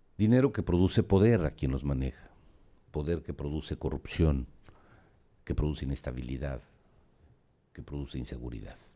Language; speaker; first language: Spanish; native; Spanish